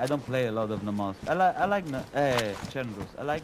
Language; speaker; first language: English; non-native, fluent; Italian